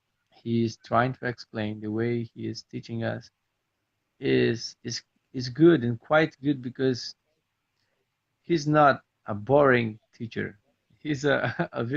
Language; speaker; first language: English; non-native, fluent; Portuguese